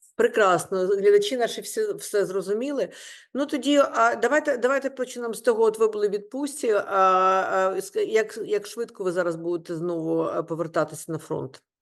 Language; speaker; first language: Ukrainian; non-native, local second language; Russian